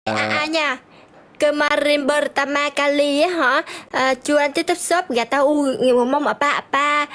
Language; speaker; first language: Indonesian; non-native, learner; Vietnamese